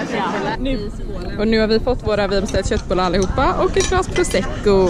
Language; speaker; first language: Swedish; native; Swedish